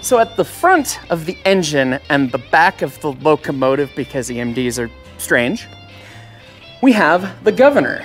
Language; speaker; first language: English; native; English